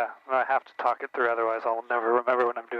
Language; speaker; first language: English; native; English